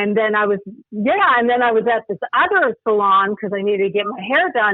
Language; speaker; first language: English; native; English